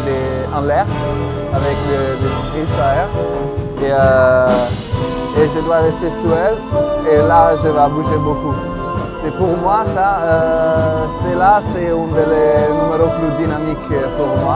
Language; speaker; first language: French; non-native, learner; Italian